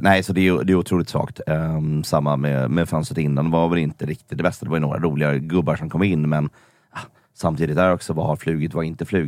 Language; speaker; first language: Swedish; native; Swedish